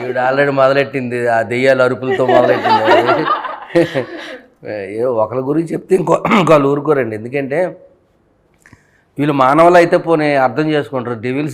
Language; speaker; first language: Telugu; native; Telugu